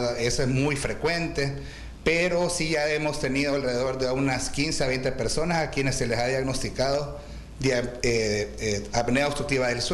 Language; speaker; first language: Spanish; native; Spanish